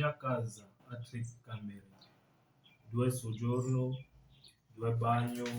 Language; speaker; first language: Italian; non-native, learner; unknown